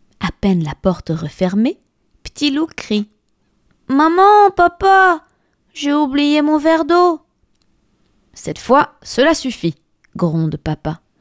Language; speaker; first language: French; native; French